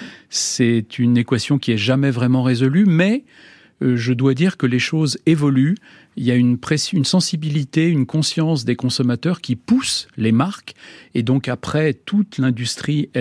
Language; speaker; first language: French; native; French